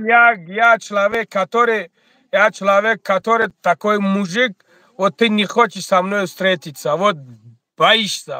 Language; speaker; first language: Russian; non-native, learner; Tajik